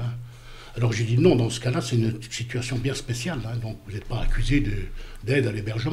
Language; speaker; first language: French; native; French